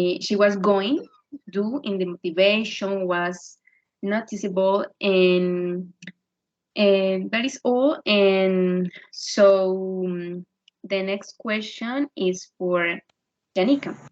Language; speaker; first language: English; non-native, learner; Spanish